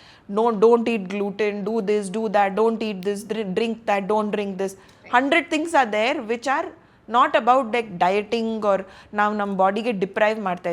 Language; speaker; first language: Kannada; non-native, local second language; Hindi